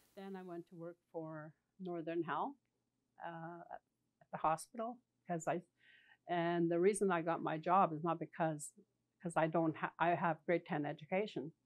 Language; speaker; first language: English; native; English